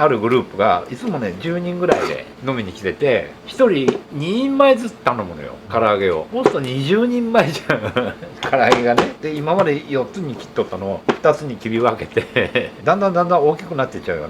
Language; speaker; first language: Japanese; native; Japanese